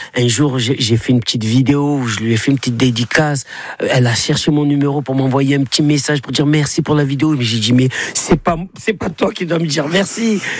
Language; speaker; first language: French; native; French